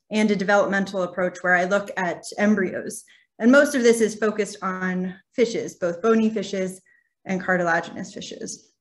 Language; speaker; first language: English; native; English